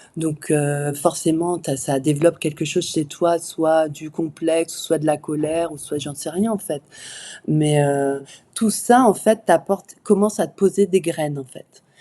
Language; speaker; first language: French; early bilingual, other home language; Arabic